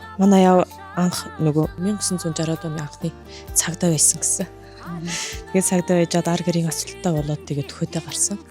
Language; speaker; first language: Mongolian; non-native, local second language; Kazakh